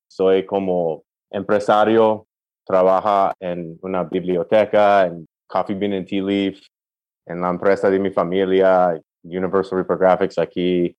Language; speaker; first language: Spanish; non-native, fluent; English